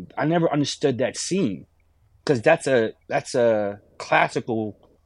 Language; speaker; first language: English; non-native, local second language; Filipino